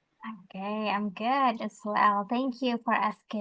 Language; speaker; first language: English; non-native, fluent; Indonesian